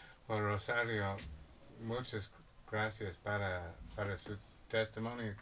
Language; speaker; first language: Spanish; non-native, learner; English